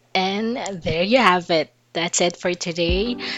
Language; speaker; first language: English; non-native, local second language; Filipino